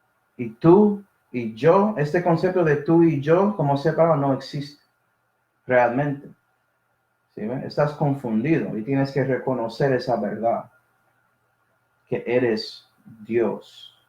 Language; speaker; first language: Spanish; early bilingual, heritage; Spanish